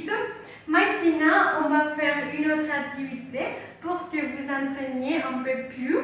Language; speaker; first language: French; non-native, fluent; Spanish